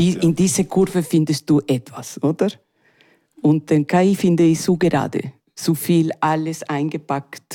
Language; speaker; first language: German; non-native, learner; Spanish